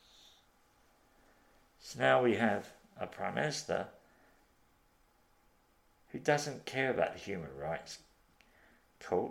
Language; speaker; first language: English; native; English